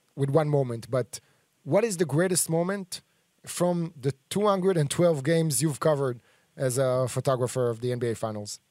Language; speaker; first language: English; non-native, fluent; Hebrew